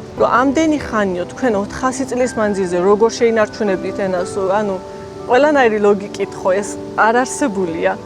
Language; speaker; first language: Georgian; early bilingual, heritage; Georgian